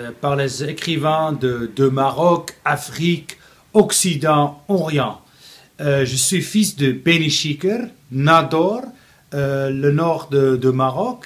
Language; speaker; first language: French; non-native, fluent; Riffian